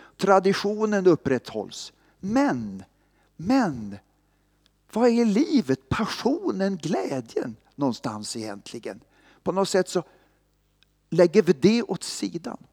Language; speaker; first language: Swedish; native; Swedish